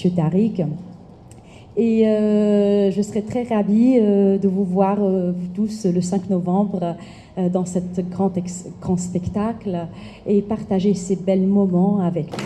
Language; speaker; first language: French; non-native, fluent; Arabic